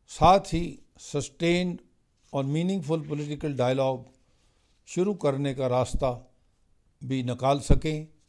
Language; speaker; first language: Hindi; non-native, local second language; Punjabi